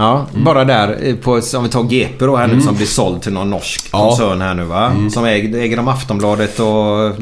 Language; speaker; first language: Swedish; native; Swedish